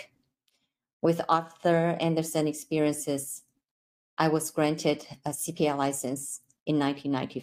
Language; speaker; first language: English; non-native, fluent; Chinese